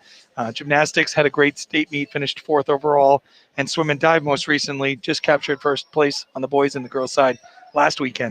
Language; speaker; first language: English; native; English